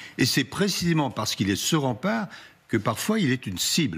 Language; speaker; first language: French; native; French